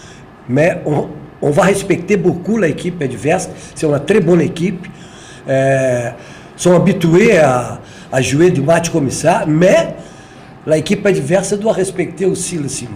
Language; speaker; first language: French; non-native, learner; Portuguese